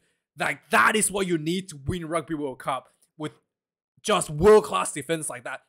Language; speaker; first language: English; non-native, local second language; Afrikaans